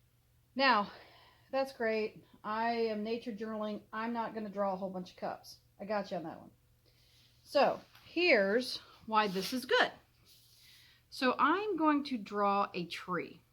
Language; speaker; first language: English; native; English